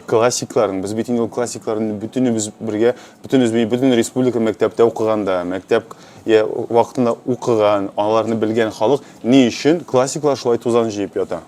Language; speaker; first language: Tatar; native; Tatar